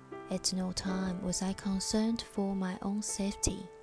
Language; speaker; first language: English; non-native, fluent; Chinese